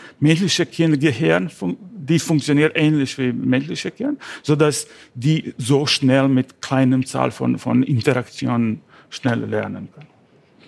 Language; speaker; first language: German; non-native, fluent; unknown